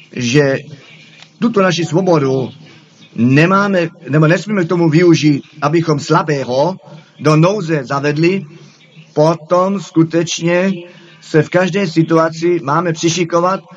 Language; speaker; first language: Czech; non-native, fluent; German